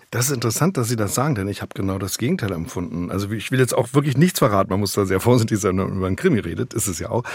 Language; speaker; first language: German; native; German